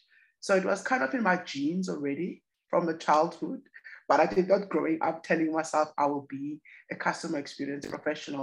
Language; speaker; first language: English; non-native, local second language; Xhosa